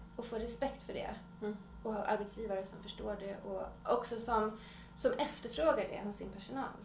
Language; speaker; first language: Swedish; native; Swedish